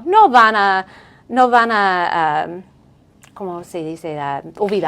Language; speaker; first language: Spanish; non-native, fluent; English